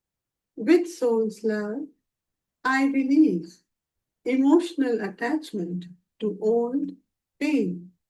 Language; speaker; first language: English; non-native, local second language; Hindi